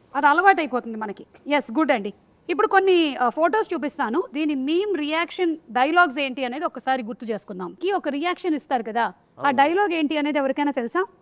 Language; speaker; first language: Telugu; non-native, local second language; Malayalam